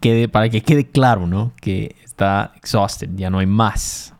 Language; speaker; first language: Spanish; native; Spanish